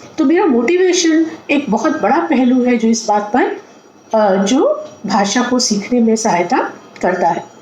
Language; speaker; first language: Hindi; native; Hindi